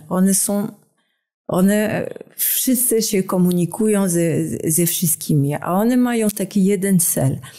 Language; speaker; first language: Polish; non-native, fluent; French